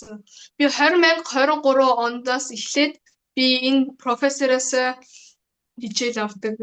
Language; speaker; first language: Mongolian; early bilingual, heritage; Mongolian